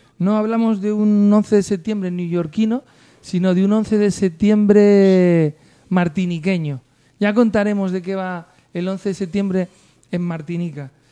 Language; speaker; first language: Spanish; native; Spanish